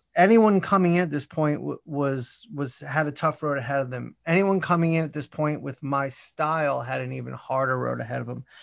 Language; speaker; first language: English; native; English